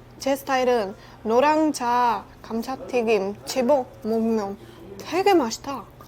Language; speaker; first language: Korean; non-native, learner; Czech